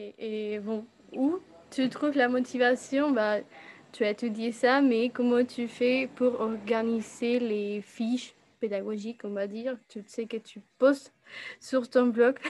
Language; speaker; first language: French; non-native, fluent; Spanish